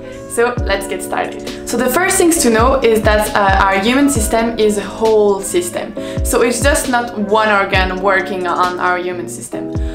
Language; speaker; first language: English; non-native, fluent; French